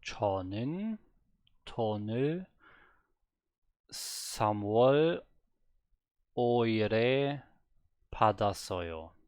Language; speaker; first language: Korean; non-native, learner; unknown